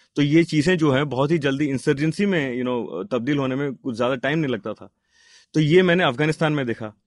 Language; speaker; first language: Hindi; non-native, local second language; Telugu